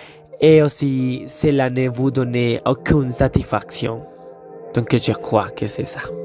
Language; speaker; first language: French; non-native, learner; Spanish